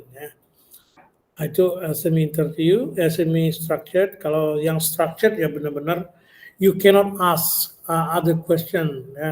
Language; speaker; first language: Indonesian; native; Indonesian